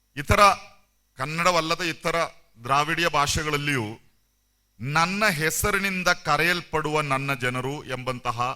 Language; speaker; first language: Kannada; non-native, local second language; Malayalam